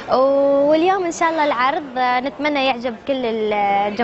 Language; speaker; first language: Arabic; native; Arabic